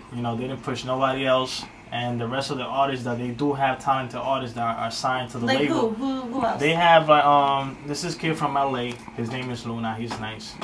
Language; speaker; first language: English; native; English